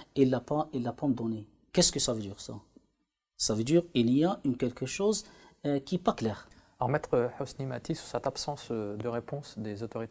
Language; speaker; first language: French; non-native, learner; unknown